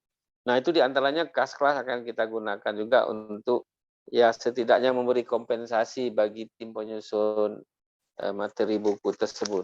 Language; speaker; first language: Indonesian; native; Indonesian